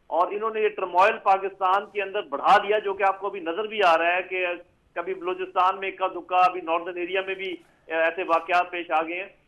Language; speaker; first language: Urdu; native; Urdu